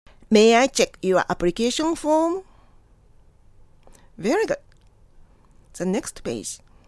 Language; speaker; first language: English; non-native, fluent; Japanese